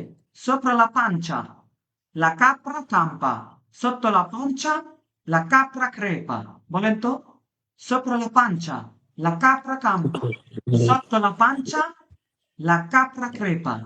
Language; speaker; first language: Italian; non-native, fluent; Bangla